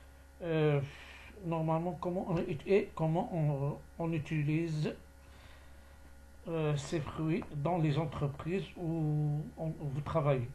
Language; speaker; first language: French; non-native, local second language; Arabic